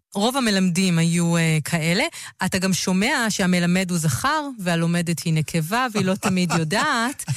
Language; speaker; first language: Hebrew; native; Hebrew